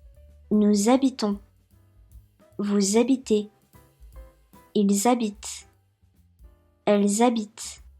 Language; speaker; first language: French; non-native, fluent; Japanese